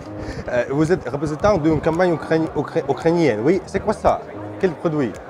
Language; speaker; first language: French; non-native, learner; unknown